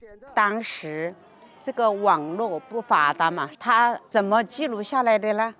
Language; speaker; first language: Chinese; native; Chinese